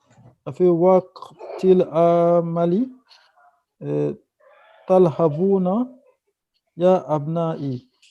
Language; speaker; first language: Arabic; non-native, learner; French